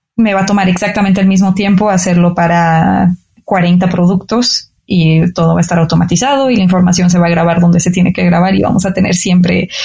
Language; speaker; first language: Spanish; native; Spanish